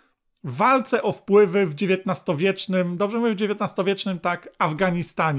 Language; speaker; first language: Polish; native; Polish